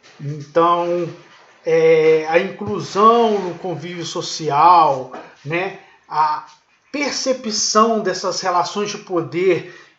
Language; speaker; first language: Portuguese; native; Portuguese